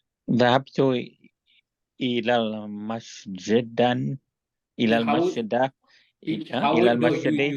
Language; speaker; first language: Arabic; non-native, learner; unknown